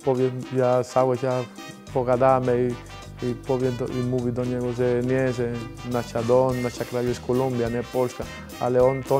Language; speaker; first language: Polish; non-native, fluent; Spanish